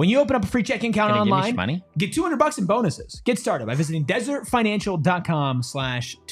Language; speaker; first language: English; native; English